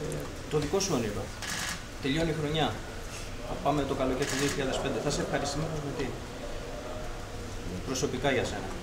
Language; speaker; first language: Greek; native; Greek